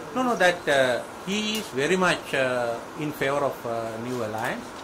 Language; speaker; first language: English; non-native, local second language; Sinhala